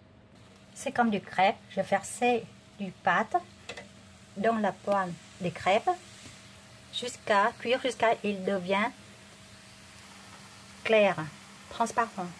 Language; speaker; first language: French; non-native, learner; Vietnamese